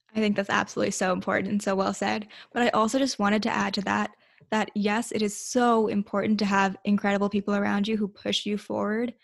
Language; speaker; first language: English; early bilingual, other home language; Hindi